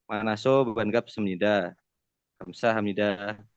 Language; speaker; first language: Korean; non-native, learner; Indonesian